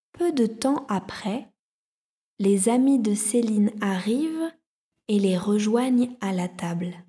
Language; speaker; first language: French; native; French